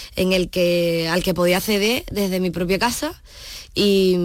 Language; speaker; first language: Spanish; native; Spanish